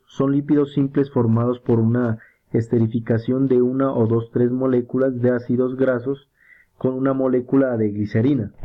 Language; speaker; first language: Spanish; native; Spanish